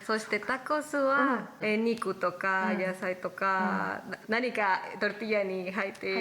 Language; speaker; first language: Japanese; non-native, learner; Spanish